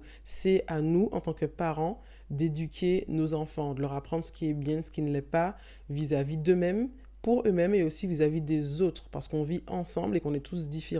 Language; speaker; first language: French; native; French